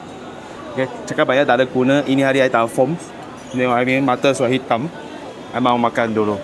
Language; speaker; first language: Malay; non-native, local second language; Chinese